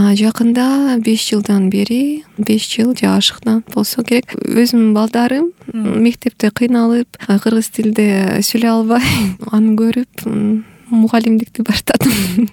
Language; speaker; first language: Kyrgyz; non-native, local second language; Russian